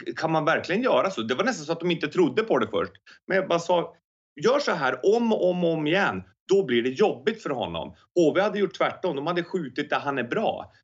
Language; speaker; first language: Swedish; native; Swedish